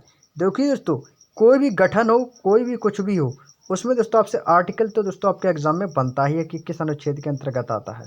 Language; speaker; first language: Hindi; native; Hindi